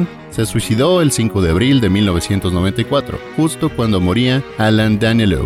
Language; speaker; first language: Spanish; native; Spanish